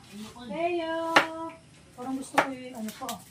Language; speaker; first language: Filipino; native; Filipino